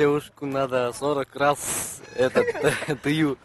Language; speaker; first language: Russian; non-native, local second language; Kyrgyz